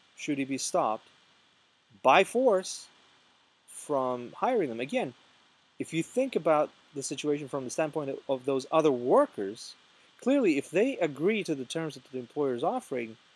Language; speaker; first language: English; non-native, fluent; Russian